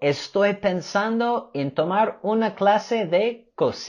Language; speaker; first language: Spanish; non-native, fluent; English